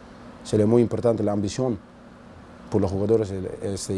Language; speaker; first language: Spanish; non-native, learner; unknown